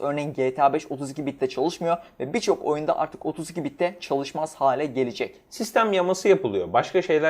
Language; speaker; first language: Turkish; native; Turkish